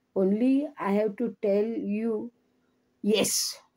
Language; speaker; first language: English; non-native, local second language; Konkani